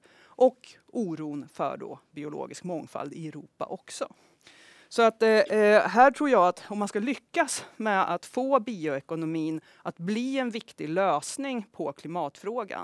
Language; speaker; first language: Swedish; native; Swedish